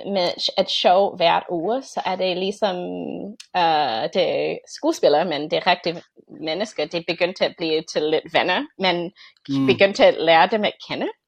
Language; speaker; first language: Danish; non-native, fluent; English